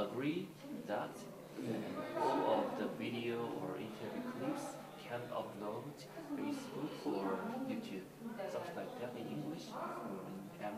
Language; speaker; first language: English; non-native, learner; Korean